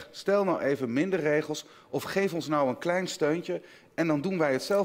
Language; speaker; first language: Dutch; native; Dutch